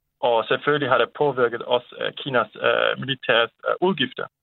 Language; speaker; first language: Danish; non-native, fluent; Japanese